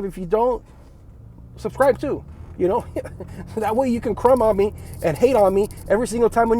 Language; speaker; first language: English; native; English